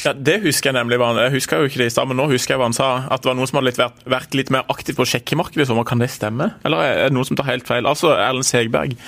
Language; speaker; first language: Norwegian; native; Norwegian